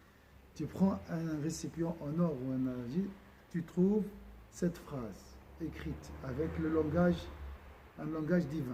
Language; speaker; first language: French; non-native, local second language; Arabic